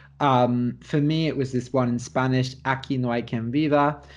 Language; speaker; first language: English; native; English